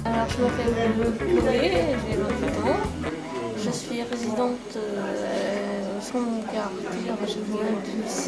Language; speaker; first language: French; non-native, learner; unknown